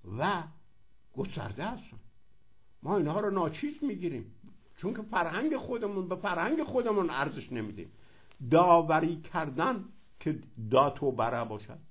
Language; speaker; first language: Persian; native; Persian